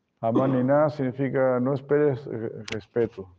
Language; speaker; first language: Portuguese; non-native, fluent; Spanish